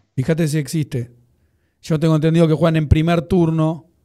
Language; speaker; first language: Spanish; native; Spanish